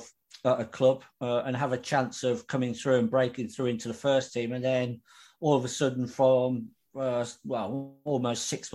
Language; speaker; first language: English; native; English